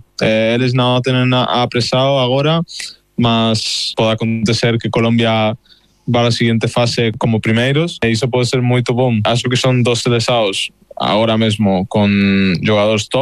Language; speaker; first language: Portuguese; non-native, fluent; Spanish